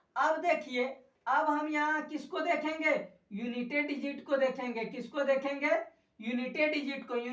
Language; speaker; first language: Hindi; native; Hindi